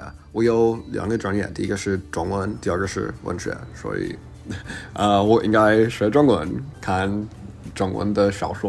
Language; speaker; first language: Chinese; early bilingual, heritage; English